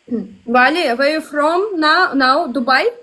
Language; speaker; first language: English; non-native, learner; Russian